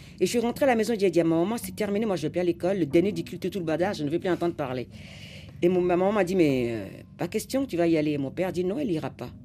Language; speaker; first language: French; non-native, local second language; Fon